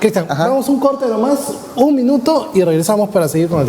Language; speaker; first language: Spanish; native; Spanish